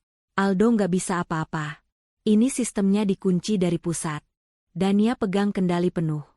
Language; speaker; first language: Indonesian; native; Indonesian